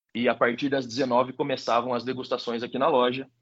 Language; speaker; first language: Portuguese; native; Portuguese